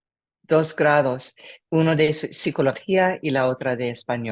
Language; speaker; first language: Spanish; non-native, learner; English